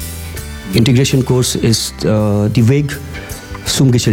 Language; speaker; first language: German; non-native, learner; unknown